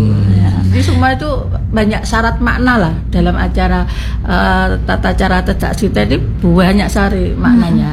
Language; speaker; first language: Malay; non-native, local second language; Javanese